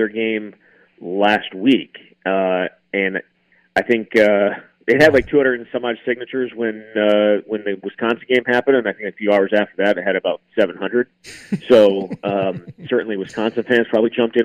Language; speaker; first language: English; native; English